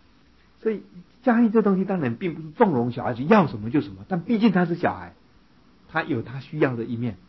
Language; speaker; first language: Chinese; native; Chinese